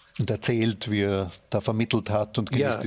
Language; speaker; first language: German; native; German